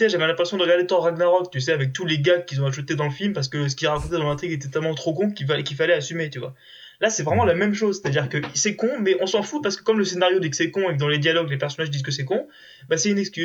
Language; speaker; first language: French; native; French